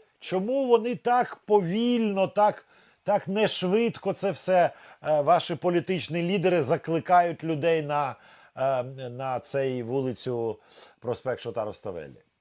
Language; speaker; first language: Ukrainian; native; Ukrainian